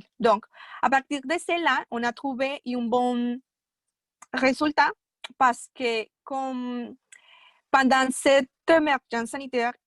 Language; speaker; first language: French; non-native, fluent; Spanish